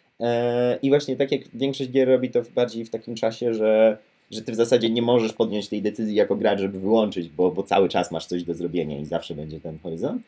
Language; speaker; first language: Polish; native; Polish